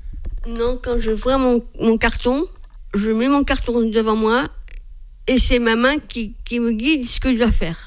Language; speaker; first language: French; native; French